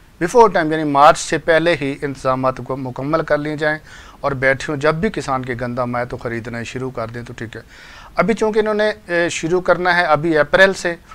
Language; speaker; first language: Urdu; non-native, local second language; Punjabi